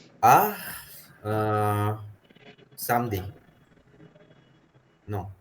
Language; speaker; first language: French; non-native, fluent; Hindi